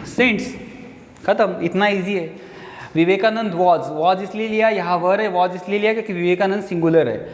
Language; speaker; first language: Hindi; non-native, local second language; Marathi